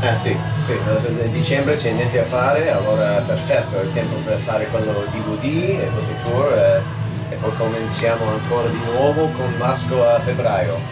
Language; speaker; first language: Italian; non-native, learner; English